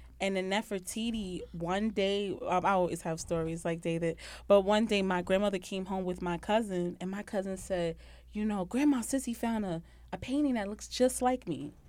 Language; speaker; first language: English; native; English